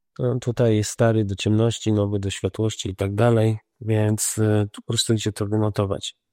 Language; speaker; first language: Polish; native; Polish